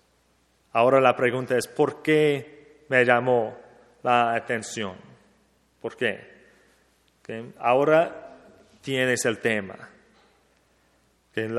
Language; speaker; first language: Spanish; non-native, fluent; English